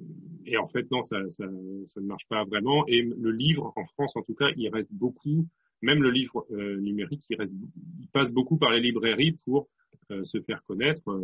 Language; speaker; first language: French; native; French